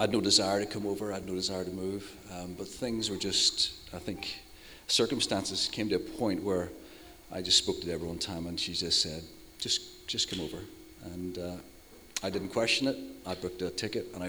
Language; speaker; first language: English; native; English